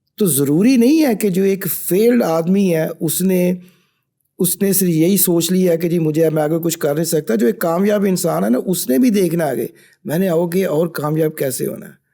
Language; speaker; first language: Urdu; non-native, local second language; Punjabi